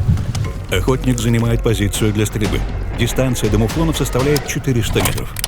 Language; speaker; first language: Russian; native; Russian